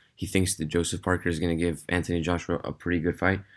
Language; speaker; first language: English; early bilingual, other home language; Russian